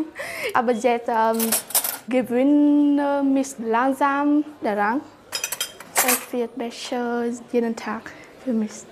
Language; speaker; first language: German; non-native, learner; Vietnamese